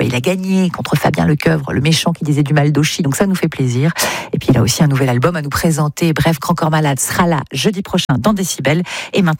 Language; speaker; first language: French; native; French